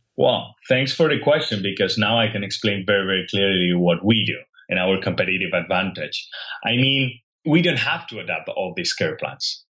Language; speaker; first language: English; non-native, fluent; Spanish